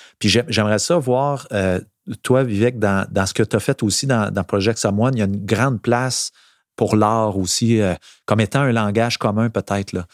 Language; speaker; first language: French; native; French